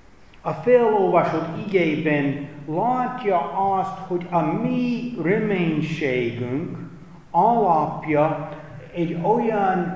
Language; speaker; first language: Hungarian; non-native, fluent; English